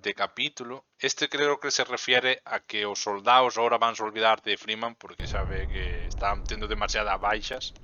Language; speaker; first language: Spanish; native; Spanish